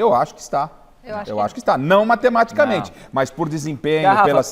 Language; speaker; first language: Portuguese; native; Portuguese